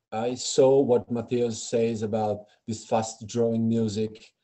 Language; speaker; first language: English; native; English